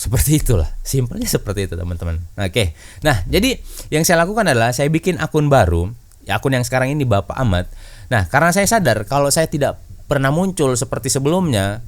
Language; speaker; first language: Indonesian; native; Indonesian